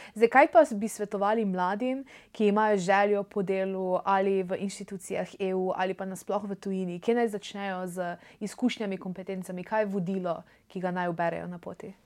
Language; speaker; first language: Slovenian; native; Slovenian